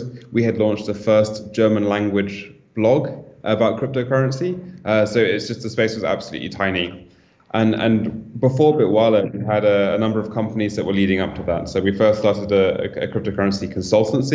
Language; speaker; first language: English; native; English